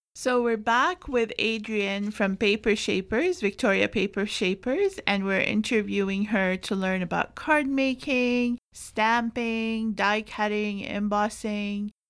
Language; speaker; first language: English; non-native, fluent; Arabic